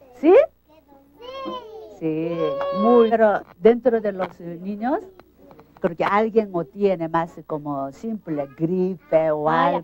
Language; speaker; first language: Spanish; non-native, learner; Korean